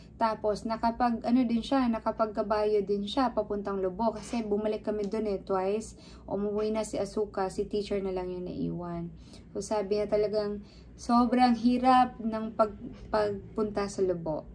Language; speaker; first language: Filipino; non-native, local second language; Cebuano